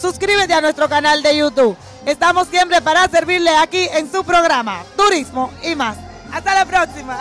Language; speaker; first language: Spanish; native; Spanish